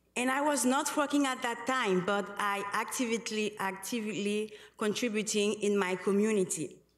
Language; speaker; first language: English; non-native, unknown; Haitian Creole